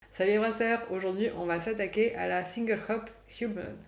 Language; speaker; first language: French; native; French